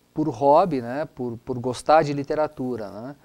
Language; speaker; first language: Portuguese; non-native, local second language; German